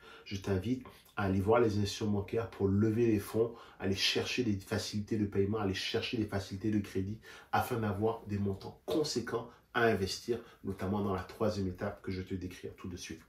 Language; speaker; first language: French; native; French